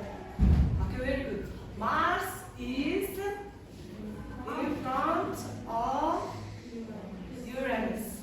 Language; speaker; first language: English; non-native, fluent; Mongolian